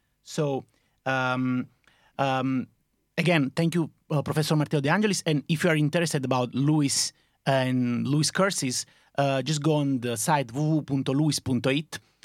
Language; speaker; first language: English; non-native, fluent; Italian